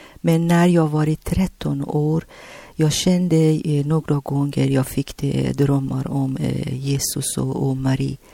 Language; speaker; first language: Swedish; non-native, learner; Persian